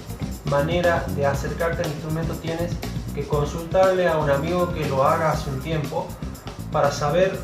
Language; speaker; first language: Spanish; native; Spanish